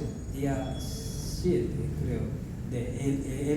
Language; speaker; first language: Spanish; non-native, learner; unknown